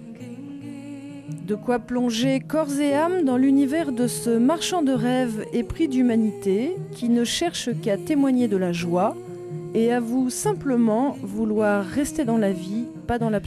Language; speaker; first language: French; native; French